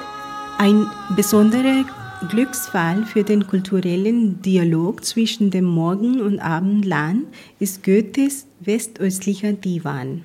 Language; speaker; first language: German; non-native, fluent; Punjabi